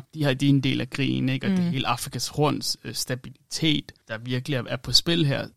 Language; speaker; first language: Danish; early bilingual, other home language; Amharic